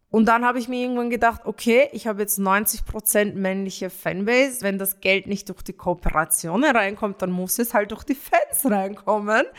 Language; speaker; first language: German; early bilingual, other home language; Romanian